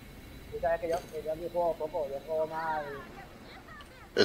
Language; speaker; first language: Spanish; native; Spanish